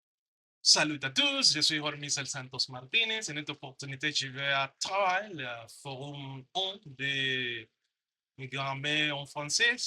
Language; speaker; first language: French; non-native, learner; Spanish